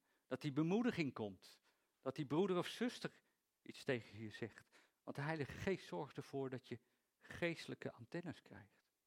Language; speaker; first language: Dutch; native; Dutch